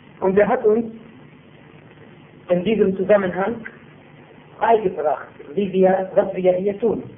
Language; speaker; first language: German; non-native, fluent; Turkish